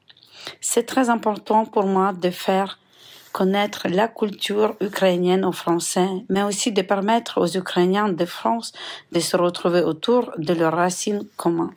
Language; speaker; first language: French; non-native, fluent; Ukrainian